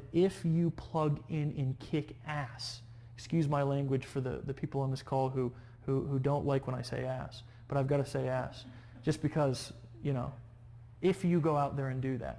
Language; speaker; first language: English; native; English